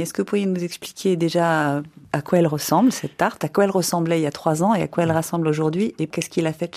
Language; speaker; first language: French; native; French